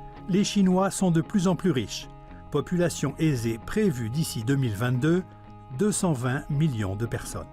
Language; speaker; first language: French; native; French